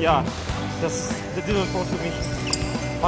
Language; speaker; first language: German; non-native, learner; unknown